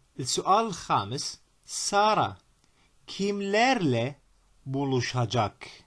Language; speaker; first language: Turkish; non-native, fluent; Arabic